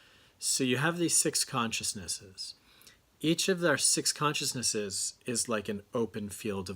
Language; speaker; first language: English; native; English